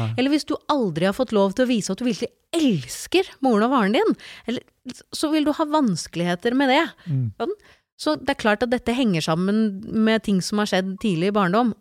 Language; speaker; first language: Norwegian; native; Norwegian